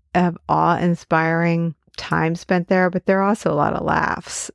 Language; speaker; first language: English; native; English